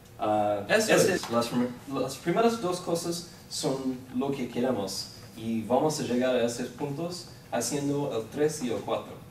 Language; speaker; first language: Spanish; non-native, fluent; English